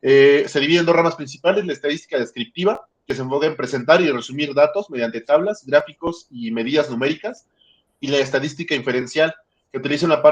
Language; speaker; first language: Spanish; native; Spanish